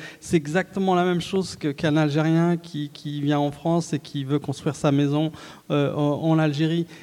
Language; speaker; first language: French; early bilingual, other home language; Arabic